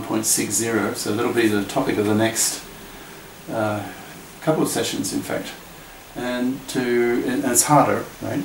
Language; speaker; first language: English; native; English